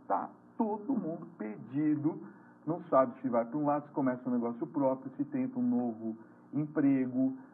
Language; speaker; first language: Portuguese; native; Portuguese